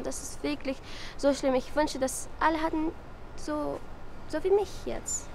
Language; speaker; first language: German; non-native, learner; Arabic